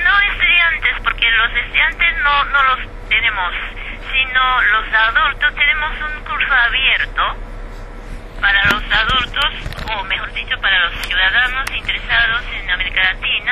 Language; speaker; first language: Spanish; non-native, fluent; Japanese